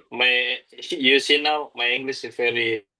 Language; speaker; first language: English; non-native, learner; Indonesian